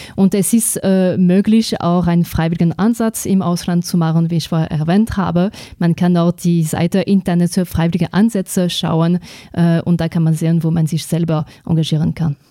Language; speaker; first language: German; non-native, fluent; French